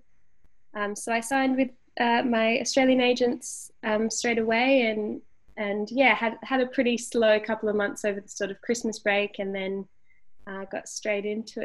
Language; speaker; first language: English; native; English